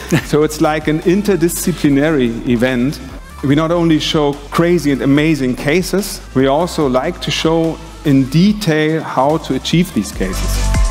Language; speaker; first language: English; non-native, fluent; German